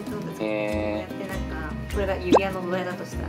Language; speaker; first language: Japanese; native; Japanese